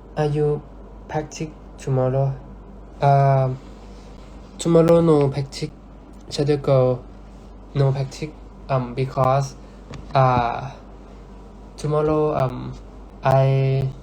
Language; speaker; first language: English; non-native, learner; Thai